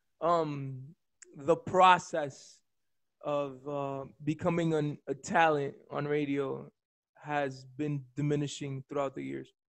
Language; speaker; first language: English; early bilingual, other home language; Spanish